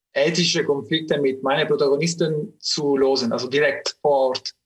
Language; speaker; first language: German; non-native, fluent; Italian